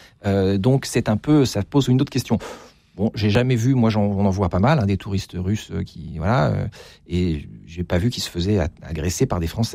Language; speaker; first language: French; native; French